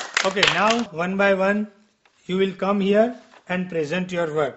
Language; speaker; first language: English; non-native, local second language; Gujarati